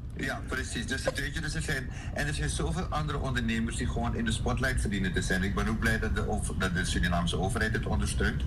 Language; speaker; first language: Dutch; native; Dutch